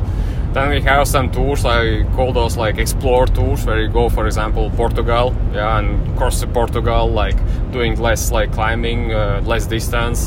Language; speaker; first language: English; non-native, fluent; Latvian